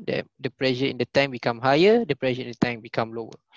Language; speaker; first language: English; non-native, local second language; Malay